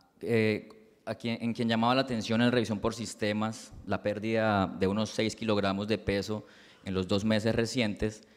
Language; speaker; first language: Spanish; native; Spanish